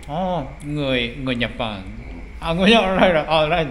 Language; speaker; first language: Vietnamese; non-native, fluent; Japanese